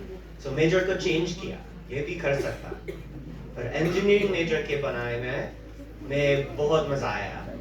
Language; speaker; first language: Hindi; early bilingual, heritage; English